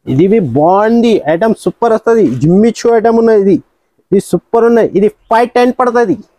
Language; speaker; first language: Telugu; non-native, local second language; Urdu